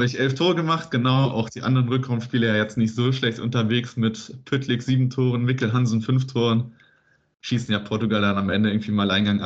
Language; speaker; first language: German; native; German